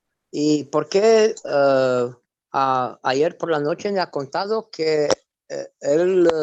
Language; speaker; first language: Spanish; non-native, fluent; Romanian